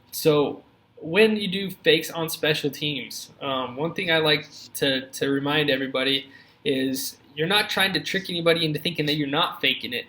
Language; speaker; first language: English; native; English